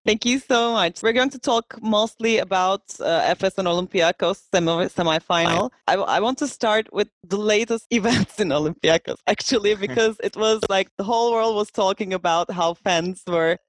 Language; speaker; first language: English; non-native, fluent; Turkish